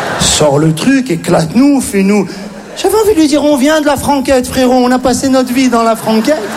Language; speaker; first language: French; native; French